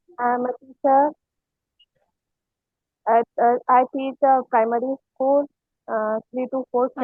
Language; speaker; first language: English; non-native, learner; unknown